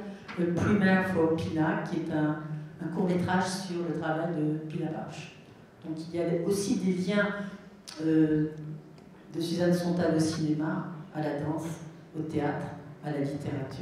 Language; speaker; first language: French; native; French